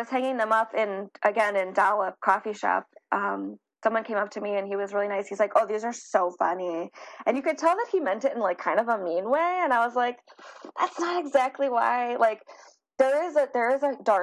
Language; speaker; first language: English; native; English